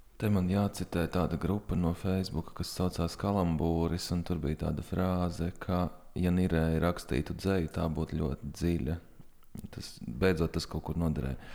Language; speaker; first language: Latvian; native; Latvian